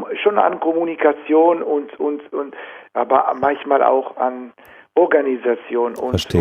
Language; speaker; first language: German; non-native, fluent; Italian